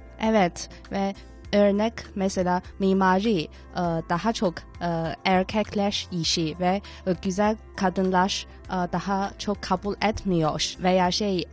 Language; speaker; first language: Turkish; non-native, learner; Chinese